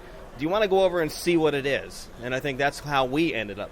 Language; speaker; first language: English; native; English